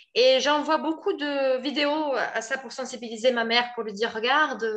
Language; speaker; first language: French; native; French